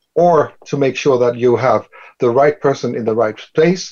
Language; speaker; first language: English; non-native, fluent; Dutch